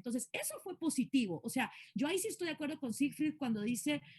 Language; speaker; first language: Spanish; native; Spanish